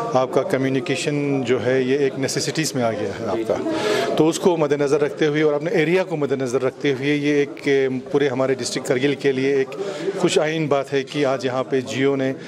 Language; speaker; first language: Hindi; non-native, local second language; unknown